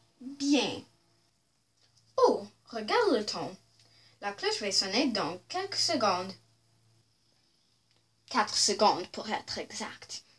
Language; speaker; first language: French; non-native, local second language; English